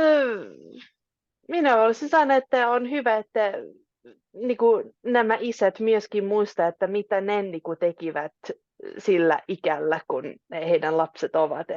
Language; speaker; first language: Finnish; non-native, local second language; Swedish